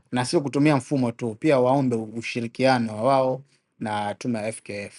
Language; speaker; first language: Swahili; native; Swahili